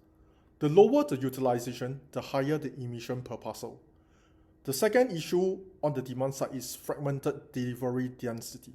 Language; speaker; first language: English; non-native, learner; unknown